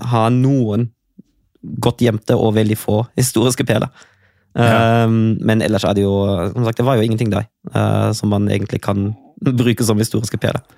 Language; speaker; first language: Norwegian; non-native, fluent; German